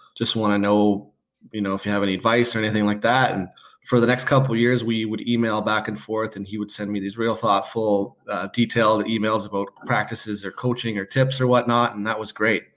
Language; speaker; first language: English; native; English